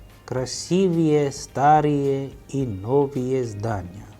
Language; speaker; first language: Russian; non-native, fluent; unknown